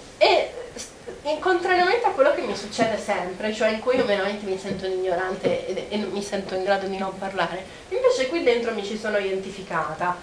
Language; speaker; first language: Italian; non-native, fluent; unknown